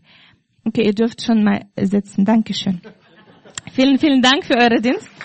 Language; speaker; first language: German; non-native, fluent; Russian